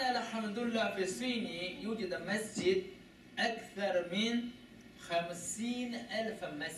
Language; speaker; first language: Arabic; non-native, learner; Chinese